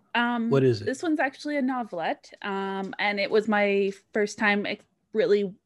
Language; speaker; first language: English; native; English